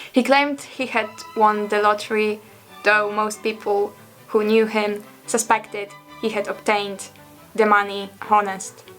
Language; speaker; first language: English; non-native, fluent; Polish